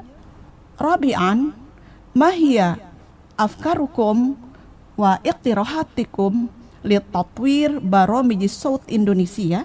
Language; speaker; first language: Arabic; non-native, fluent; Indonesian